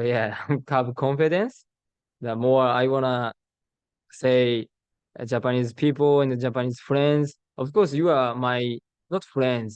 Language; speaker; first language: English; non-native, learner; Japanese